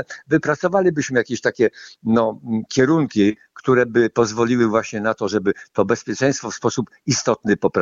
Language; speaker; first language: Polish; native; Polish